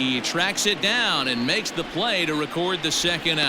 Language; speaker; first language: English; native; English